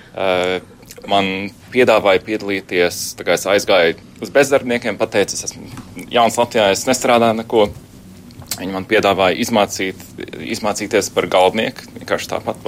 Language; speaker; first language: Latvian; early bilingual, heritage; Latvian